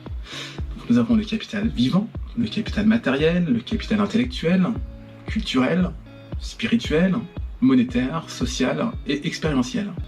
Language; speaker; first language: French; native; French